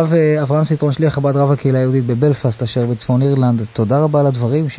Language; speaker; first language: Hebrew; native; Hebrew